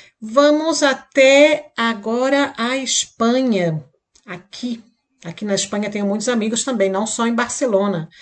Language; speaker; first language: Portuguese; native; Portuguese